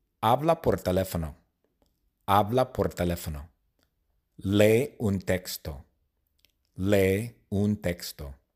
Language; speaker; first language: Spanish; non-native, fluent; English